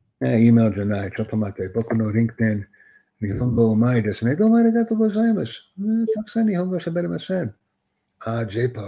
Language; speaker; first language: Japanese; non-native, learner; English